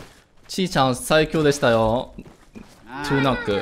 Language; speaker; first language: Japanese; non-native, learner; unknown